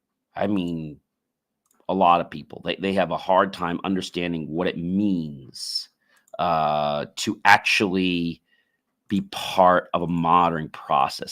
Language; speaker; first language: English; native; English